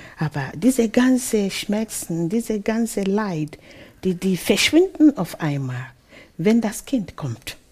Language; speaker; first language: German; non-native, fluent; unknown